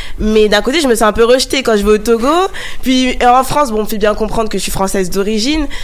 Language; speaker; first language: French; early bilingual, other home language; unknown